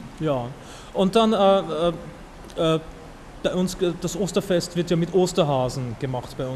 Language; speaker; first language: German; native; German